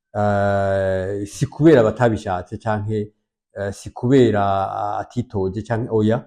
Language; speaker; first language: Rundi; native; Rundi